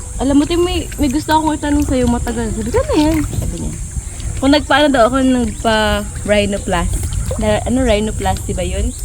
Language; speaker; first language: Filipino; non-native, local second language; Bikol